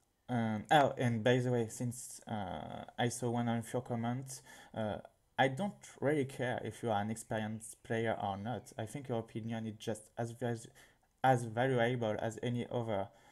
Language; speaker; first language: English; non-native, fluent; French